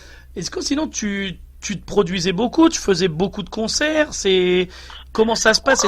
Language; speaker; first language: French; native; French